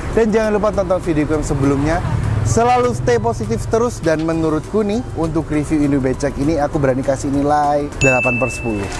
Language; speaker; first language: Indonesian; native; Indonesian